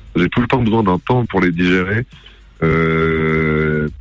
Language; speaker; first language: French; early bilingual, other home language; Arabic